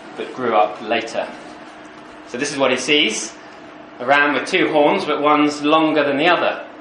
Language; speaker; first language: English; native; English